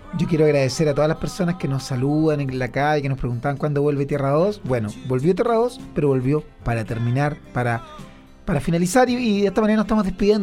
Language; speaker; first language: Spanish; native; Spanish